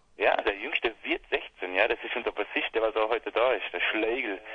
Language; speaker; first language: German; native; German